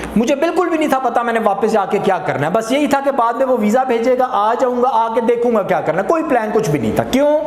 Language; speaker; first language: Urdu; non-native, local second language; Punjabi